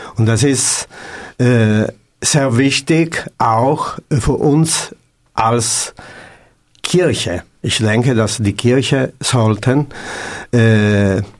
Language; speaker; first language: German; non-native, learner; Italian